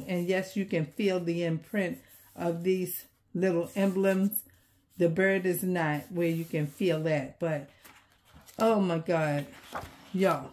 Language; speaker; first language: English; native; English